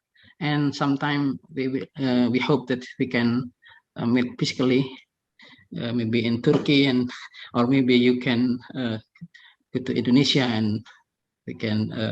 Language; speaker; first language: English; non-native, fluent; Indonesian